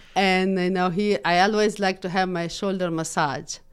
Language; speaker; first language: English; non-native, fluent; Persian